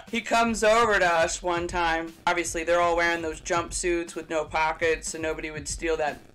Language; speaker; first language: English; native; English